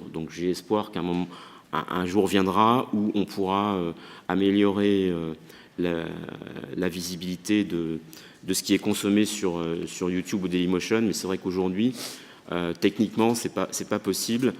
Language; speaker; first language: French; native; French